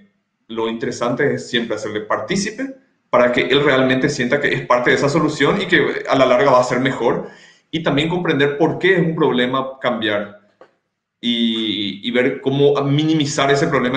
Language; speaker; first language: Spanish; native; Spanish